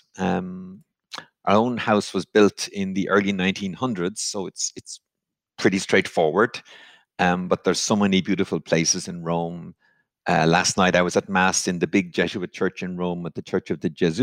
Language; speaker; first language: English; native; English